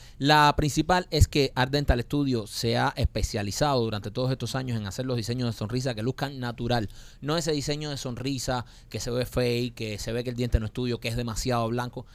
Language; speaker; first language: Spanish; native; Spanish